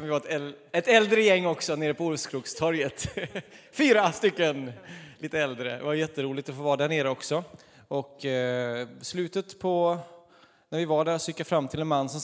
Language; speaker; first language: Swedish; native; Swedish